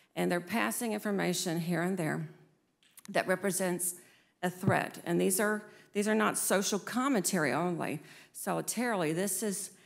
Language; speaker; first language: English; native; English